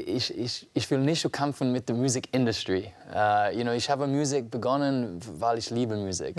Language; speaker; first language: German; non-native, learner; English